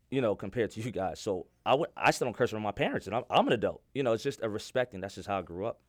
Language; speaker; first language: English; native; English